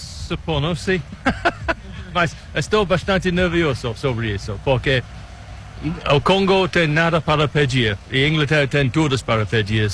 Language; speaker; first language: Portuguese; non-native, learner; English